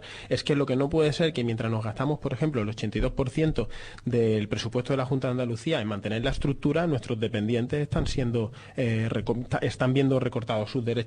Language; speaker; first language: Spanish; native; Spanish